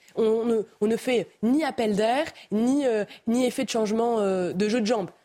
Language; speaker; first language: French; native; French